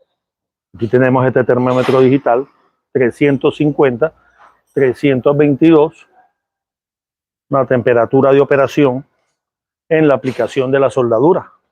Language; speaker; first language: Spanish; native; Spanish